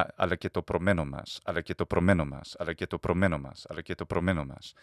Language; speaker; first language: Greek; non-native, learner; English